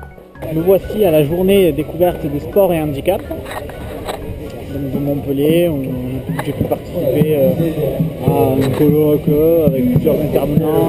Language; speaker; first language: French; native; French